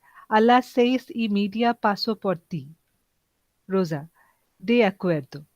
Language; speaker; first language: Spanish; non-native, learner; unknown